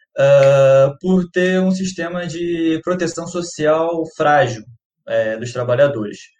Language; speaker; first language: Portuguese; native; Portuguese